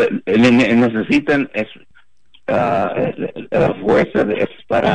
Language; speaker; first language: Spanish; non-native, fluent; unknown